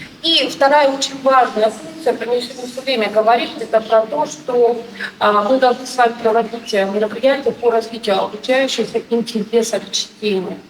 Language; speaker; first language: Russian; native; Russian